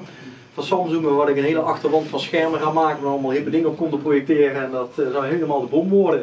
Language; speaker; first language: Dutch; native; Dutch